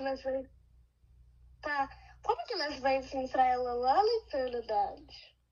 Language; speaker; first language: Portuguese; early bilingual, heritage; Portuguese